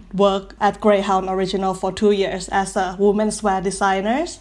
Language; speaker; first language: English; non-native, learner; Thai